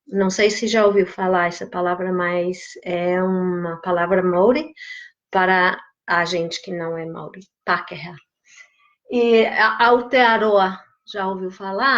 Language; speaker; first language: Portuguese; non-native, fluent; English